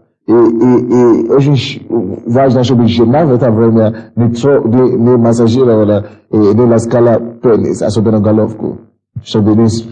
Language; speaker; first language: Russian; non-native, fluent; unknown